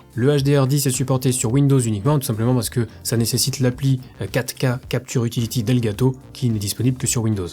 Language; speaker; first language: French; native; French